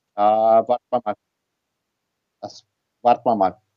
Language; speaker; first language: German; non-native, learner; Italian